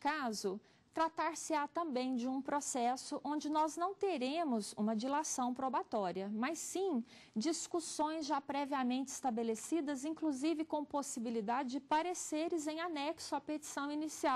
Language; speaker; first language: Portuguese; native; Portuguese